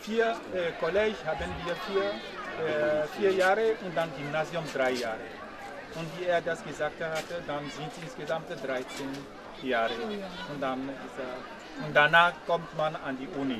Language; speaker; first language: German; non-native, learner; French